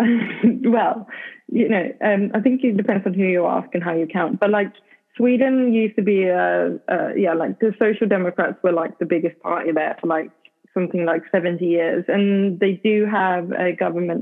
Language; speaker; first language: English; non-native, fluent; Swedish